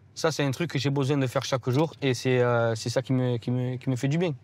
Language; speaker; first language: French; native; French